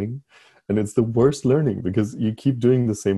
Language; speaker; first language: English; non-native, fluent; German